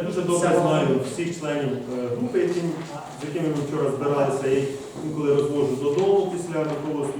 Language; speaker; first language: Ukrainian; native; Ukrainian